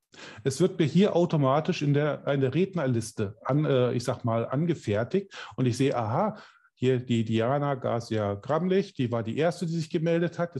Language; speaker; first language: German; native; German